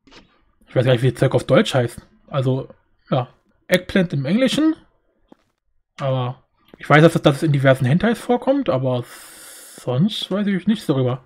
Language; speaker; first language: German; native; German